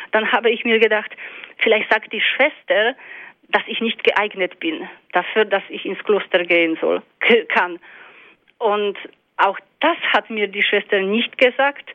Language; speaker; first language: German; non-native, fluent; Polish